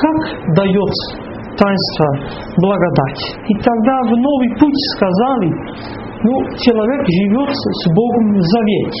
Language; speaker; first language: Russian; non-native, fluent; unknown